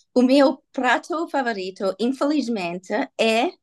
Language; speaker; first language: Portuguese; non-native, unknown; English